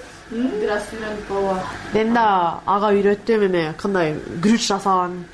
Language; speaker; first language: Kyrgyz; non-native, learner; English